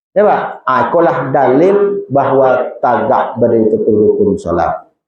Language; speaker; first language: Malay; non-native, local second language; Minangkabau